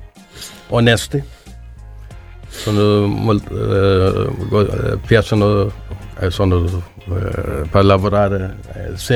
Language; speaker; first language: Italian; non-native, learner; Swedish